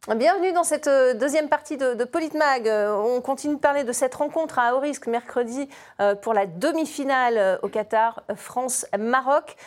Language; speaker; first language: French; native; French